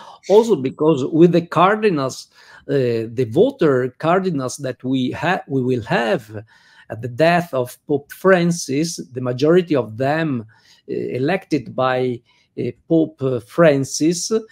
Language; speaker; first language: English; non-native, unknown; Italian